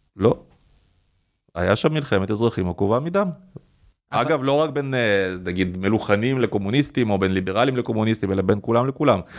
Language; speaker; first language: Hebrew; early bilingual, other home language; Russian